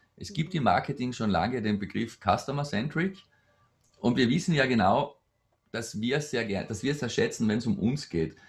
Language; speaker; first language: German; native; German